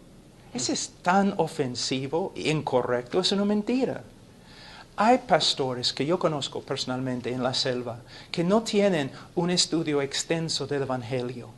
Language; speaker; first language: Spanish; non-native, fluent; English